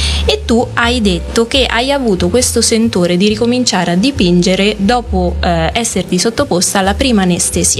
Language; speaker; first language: Italian; native; Italian